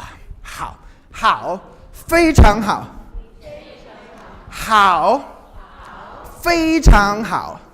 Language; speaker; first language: Chinese; non-native, fluent; English